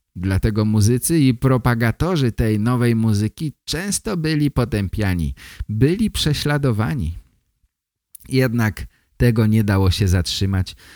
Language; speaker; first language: Polish; native; Polish